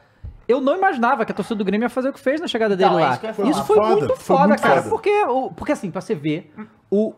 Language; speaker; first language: Portuguese; native; Portuguese